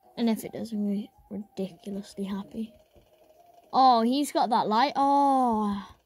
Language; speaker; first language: English; native; English